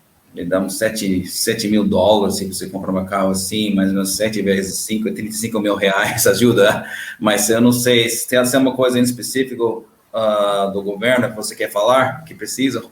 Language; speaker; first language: Portuguese; non-native, learner; English